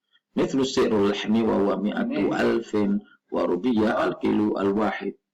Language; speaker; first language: Arabic; non-native, fluent; Indonesian